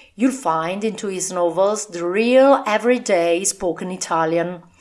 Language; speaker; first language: English; non-native, fluent; Italian